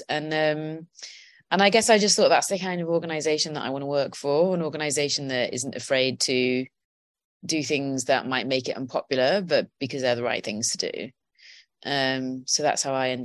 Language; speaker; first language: English; native; English